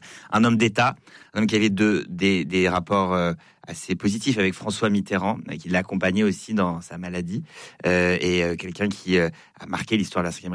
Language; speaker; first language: French; native; French